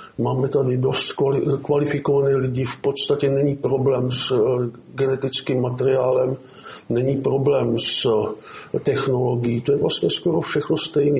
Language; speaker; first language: Czech; native; Czech